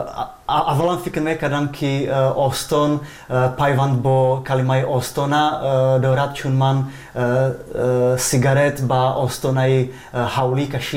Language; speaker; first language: Persian; non-native, fluent; Czech